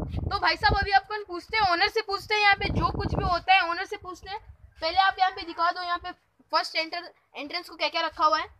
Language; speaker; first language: Hindi; native; Hindi